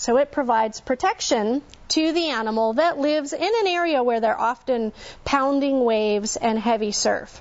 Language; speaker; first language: English; native; English